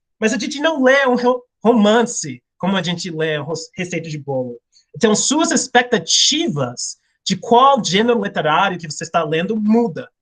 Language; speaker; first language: Portuguese; non-native, fluent; English